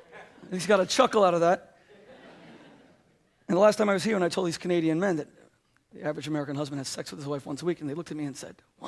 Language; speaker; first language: English; native; English